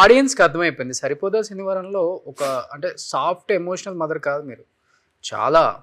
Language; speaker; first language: Telugu; native; Telugu